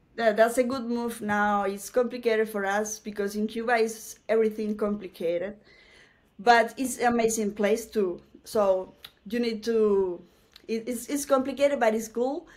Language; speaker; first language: English; non-native, learner; Spanish